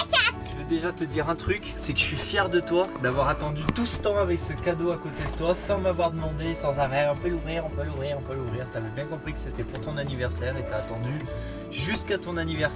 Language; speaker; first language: French; native; French